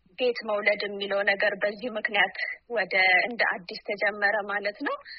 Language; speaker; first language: Amharic; non-native, local second language; Oromo